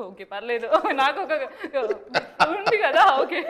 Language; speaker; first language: Telugu; non-native, learner; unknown